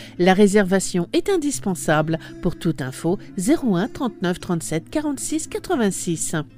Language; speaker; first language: French; native; French